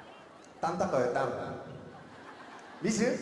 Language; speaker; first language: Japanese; non-native, fluent; Khmer